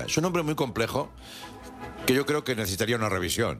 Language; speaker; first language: Spanish; native; Spanish